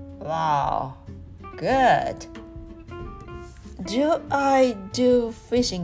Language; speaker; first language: English; non-native, learner; Japanese